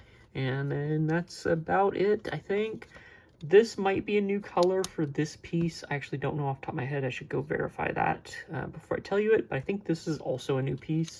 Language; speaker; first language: English; native; English